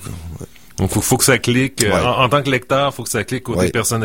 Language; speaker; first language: French; native; French